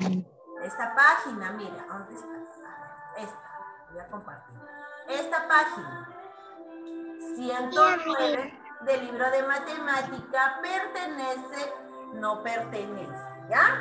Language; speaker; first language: Spanish; native; Spanish